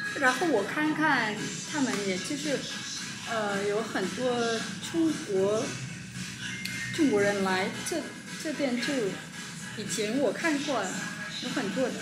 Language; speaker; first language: Chinese; non-native, fluent; Vietnamese